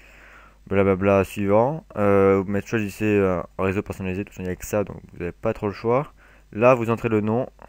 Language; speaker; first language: French; native; French